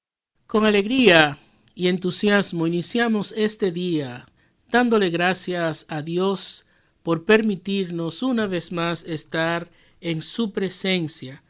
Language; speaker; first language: Spanish; native; Spanish